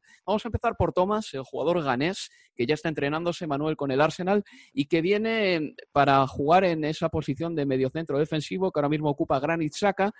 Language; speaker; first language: Spanish; native; Spanish